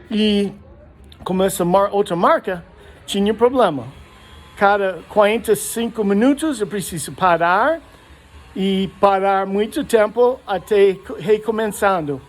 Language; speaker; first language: Portuguese; non-native, learner; English